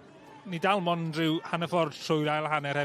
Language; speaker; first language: Welsh; native; Welsh